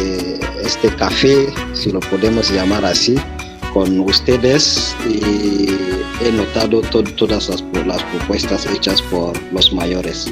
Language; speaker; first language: Spanish; non-native, fluent; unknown